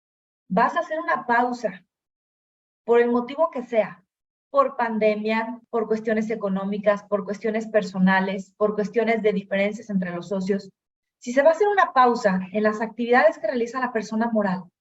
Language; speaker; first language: Spanish; native; Spanish